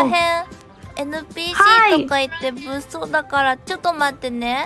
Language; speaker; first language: Japanese; native; Japanese